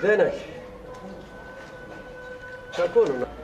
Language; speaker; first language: Greek; early bilingual, heritage; Greek